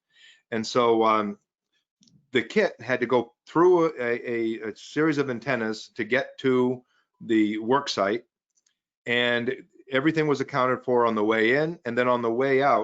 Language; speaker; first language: English; native; English